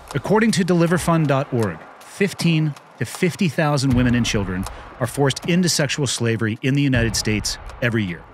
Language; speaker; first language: English; native; English